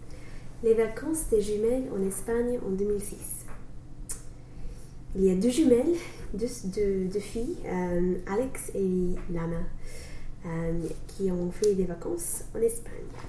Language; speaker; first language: French; non-native, learner; English